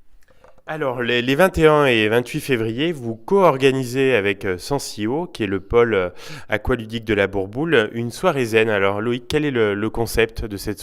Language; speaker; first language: French; native; French